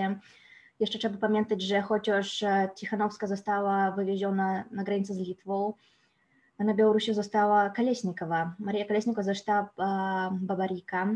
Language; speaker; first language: Polish; non-native, fluent; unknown